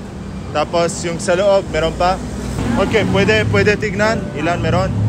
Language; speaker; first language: Filipino; non-native, learner; Arabic